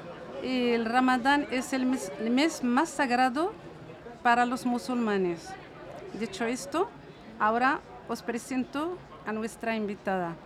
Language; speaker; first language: Spanish; non-native, fluent; Arabic